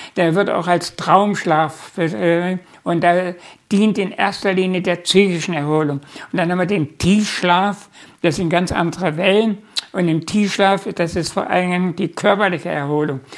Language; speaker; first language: German; native; German